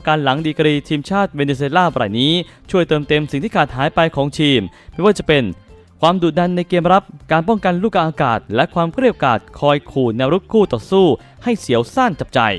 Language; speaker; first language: Thai; native; Thai